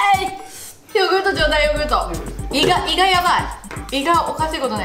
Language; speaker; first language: Japanese; native; Japanese